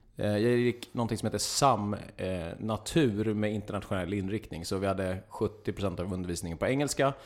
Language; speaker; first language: Swedish; native; Swedish